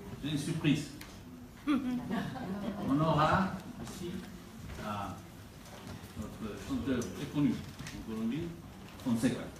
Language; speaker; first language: French; non-native, fluent; Spanish